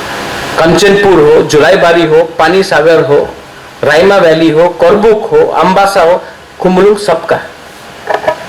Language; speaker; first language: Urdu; non-native, local second language; Kok Borok